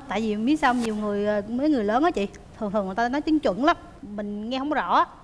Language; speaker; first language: Vietnamese; native; Vietnamese